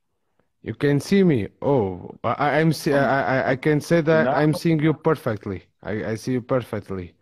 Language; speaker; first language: English; non-native, fluent; Portuguese